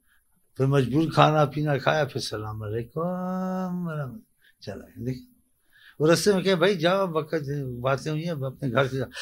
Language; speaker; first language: Urdu; native; Urdu